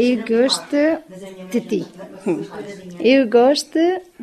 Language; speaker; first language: Portuguese; non-native, learner; Arabic